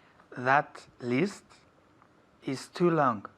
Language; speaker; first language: English; non-native, learner; Spanish